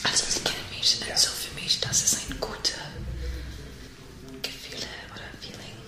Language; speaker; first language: German; non-native, learner; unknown